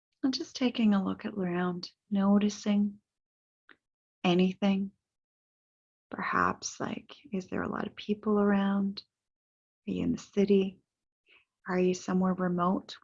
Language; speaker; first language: English; native; English